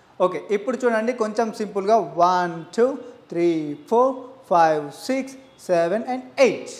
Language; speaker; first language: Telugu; native; Telugu